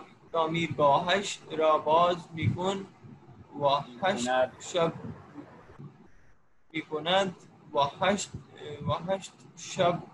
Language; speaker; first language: Persian; non-native, learner; Urdu